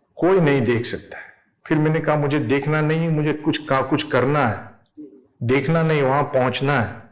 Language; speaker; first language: Urdu; non-native, fluent; English